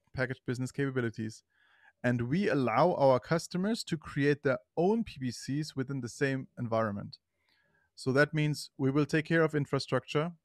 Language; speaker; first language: English; non-native, fluent; German